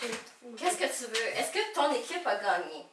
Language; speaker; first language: French; native; French